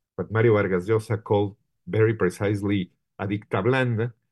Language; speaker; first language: English; non-native, fluent; Spanish